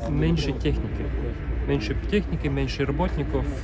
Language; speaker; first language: Russian; non-native, learner; Latvian